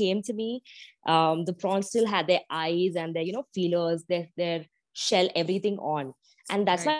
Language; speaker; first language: English; non-native, local second language; Malayalam